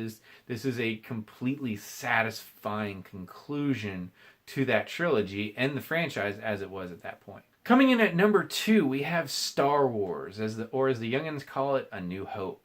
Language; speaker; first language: English; native; English